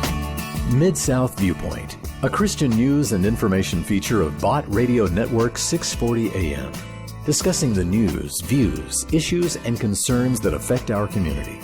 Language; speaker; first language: English; native; English